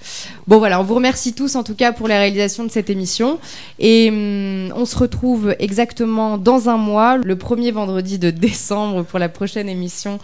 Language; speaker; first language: French; native; French